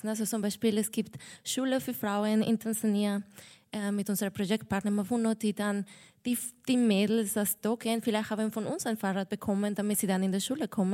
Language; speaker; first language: German; non-native, fluent; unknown